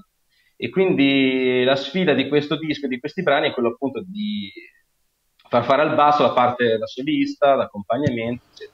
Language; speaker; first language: Italian; native; Italian